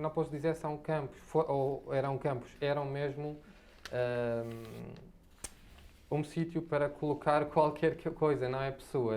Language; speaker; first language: Portuguese; non-native, fluent; Arabic